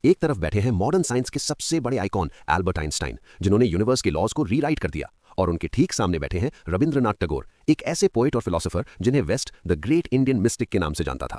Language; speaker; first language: Hindi; native; Hindi